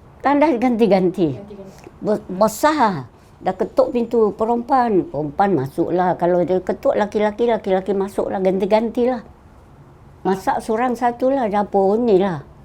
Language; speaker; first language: Malay; non-native, local second language; Madurese